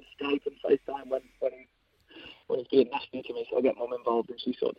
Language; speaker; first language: English; native; English